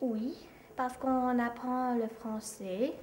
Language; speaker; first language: French; non-native, fluent; Romanian